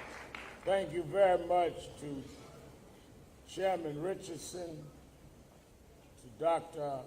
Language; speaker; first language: English; native; English